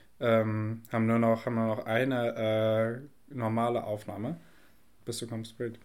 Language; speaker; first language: German; native; German